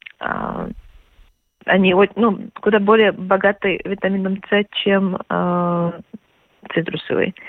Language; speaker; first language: Russian; native; Russian